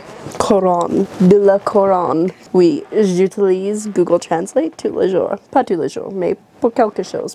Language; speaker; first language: French; non-native, learner; English